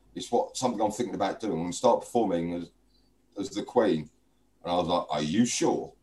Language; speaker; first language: English; native; English